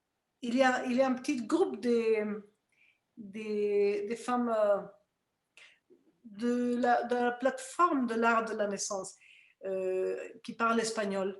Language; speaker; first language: French; non-native, fluent; Spanish